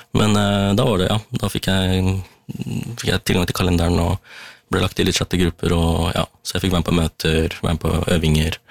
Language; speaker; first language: Norwegian; early bilingual, other home language; Tamil